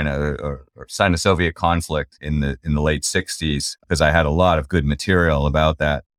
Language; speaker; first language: English; native; English